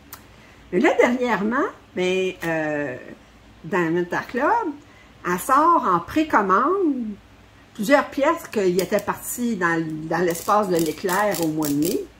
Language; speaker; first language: French; native; French